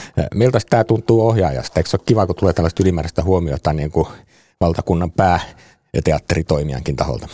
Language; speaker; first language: Finnish; native; Finnish